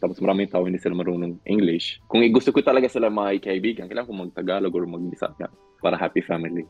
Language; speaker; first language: Filipino; non-native, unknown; Swedish